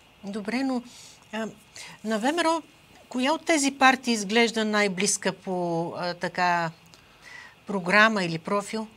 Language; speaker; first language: Bulgarian; native; Bulgarian